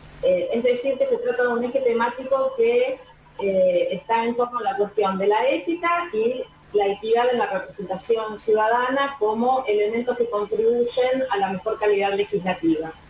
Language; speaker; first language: Spanish; native; Spanish